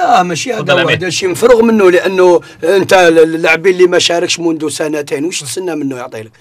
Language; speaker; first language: Arabic; native; Arabic